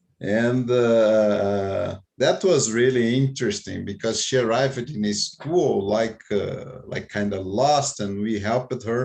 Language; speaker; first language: English; non-native, fluent; Portuguese